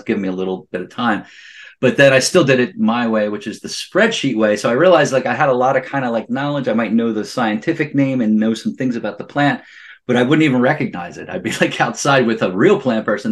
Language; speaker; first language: English; native; English